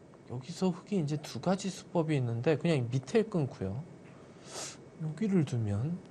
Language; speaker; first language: Korean; native; Korean